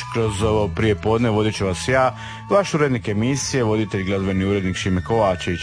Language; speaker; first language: Serbian; native; Serbian